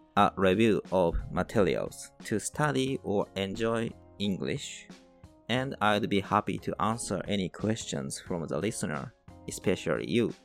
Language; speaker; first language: English; non-native, fluent; Japanese